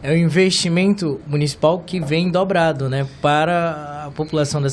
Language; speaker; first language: Portuguese; native; Portuguese